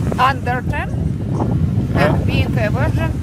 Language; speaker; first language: English; non-native, learner; Russian